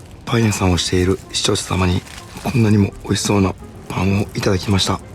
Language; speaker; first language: Japanese; native; Japanese